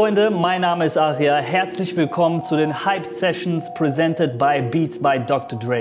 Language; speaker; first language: German; early bilingual, other home language; Persian